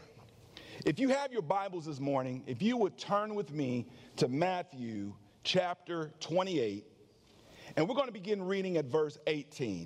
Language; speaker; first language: English; native; English